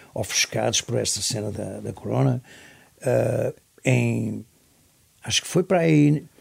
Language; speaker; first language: Portuguese; native; Portuguese